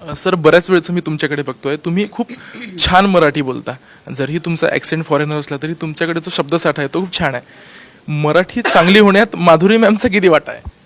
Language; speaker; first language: Marathi; native; Marathi